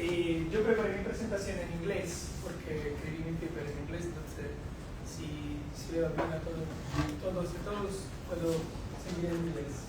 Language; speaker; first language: Spanish; non-native, fluent; Portuguese